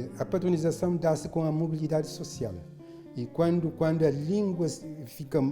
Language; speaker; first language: Portuguese; non-native, local second language; Kabuverdianu